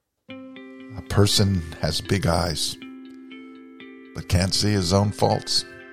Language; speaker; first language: English; native; English